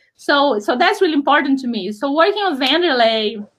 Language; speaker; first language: English; non-native, fluent; Portuguese